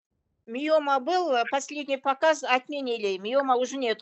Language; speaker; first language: Russian; non-native, local second language; Kazakh